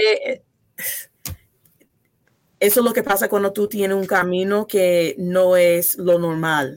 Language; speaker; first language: Spanish; non-native, fluent; English